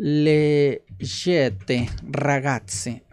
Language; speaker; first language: Italian; non-native, learner; Spanish